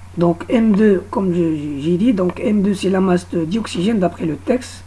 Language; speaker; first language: French; non-native, local second language; Arabic